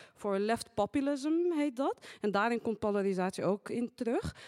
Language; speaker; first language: Dutch; native; Dutch